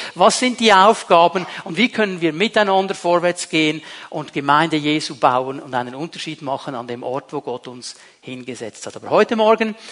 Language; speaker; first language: German; native; German